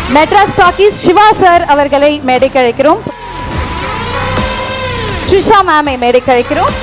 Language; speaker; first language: Tamil; native; Tamil